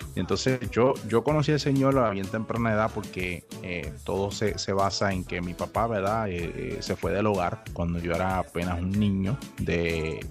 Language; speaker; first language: Spanish; native; Spanish